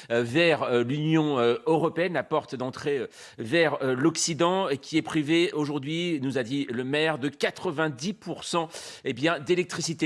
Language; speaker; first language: French; native; French